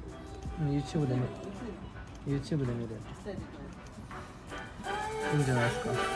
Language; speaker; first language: Japanese; non-native, fluent; Russian